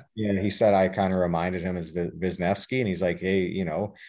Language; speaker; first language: English; native; English